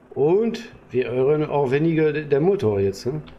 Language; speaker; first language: German; non-native, learner; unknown